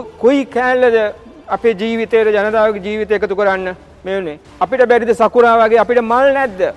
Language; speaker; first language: Sinhala; native; Sinhala